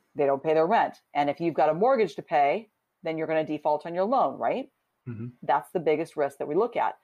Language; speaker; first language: English; native; English